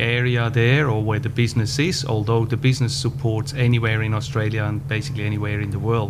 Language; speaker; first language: English; non-native, fluent; German